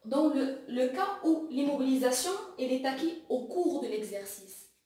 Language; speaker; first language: French; non-native, local second language; Arabic